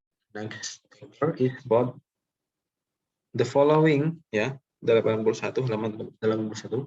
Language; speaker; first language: English; non-native, local second language; Indonesian